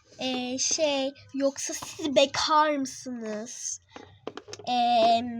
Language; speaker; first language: Turkish; native; Turkish